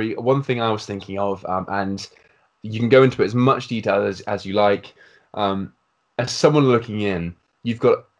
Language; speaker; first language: English; native; English